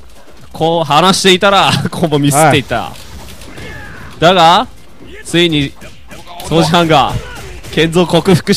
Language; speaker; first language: Japanese; native; Japanese